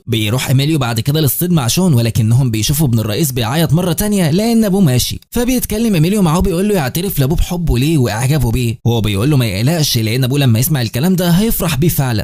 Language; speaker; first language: Arabic; native; Arabic